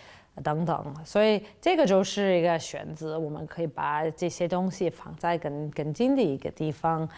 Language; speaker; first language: Chinese; non-native, fluent; English